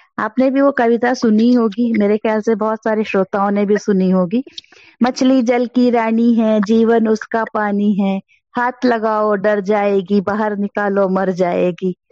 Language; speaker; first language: Hindi; non-native, local second language; Kannada